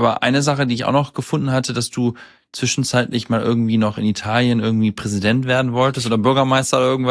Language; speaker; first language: German; native; German